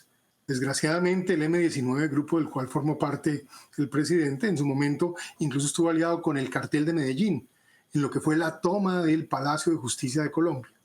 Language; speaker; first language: Spanish; native; Spanish